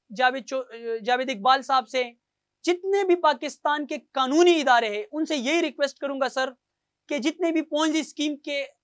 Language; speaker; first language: Urdu; non-native, local second language; Pashto